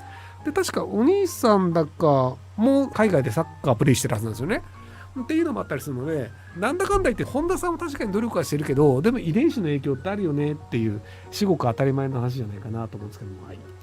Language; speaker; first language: Japanese; native; Japanese